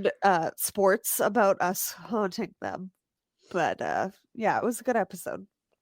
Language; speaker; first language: English; native; English